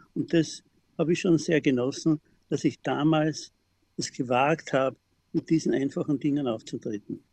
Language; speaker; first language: German; native; German